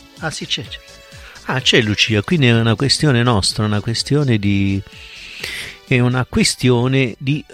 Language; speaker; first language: Italian; native; Italian